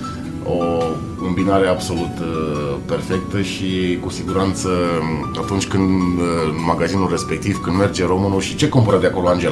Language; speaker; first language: Romanian; native; Romanian